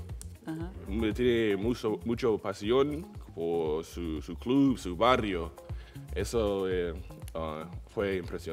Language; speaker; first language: Spanish; non-native, learner; English